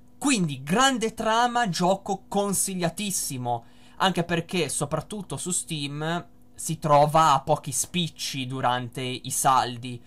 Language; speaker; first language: Italian; native; Italian